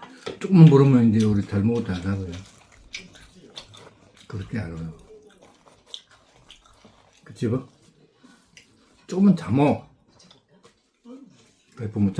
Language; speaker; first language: Korean; non-native, learner; Filipino